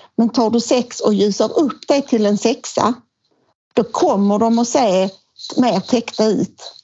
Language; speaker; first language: Swedish; native; Swedish